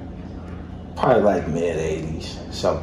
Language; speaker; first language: English; native; English